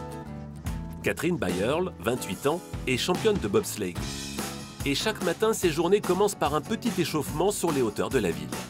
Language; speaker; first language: French; native; French